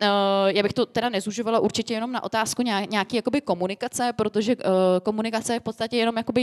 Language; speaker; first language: Czech; native; Czech